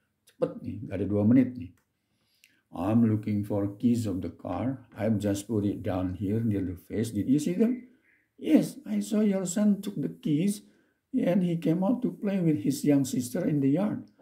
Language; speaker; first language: English; non-native, fluent; Indonesian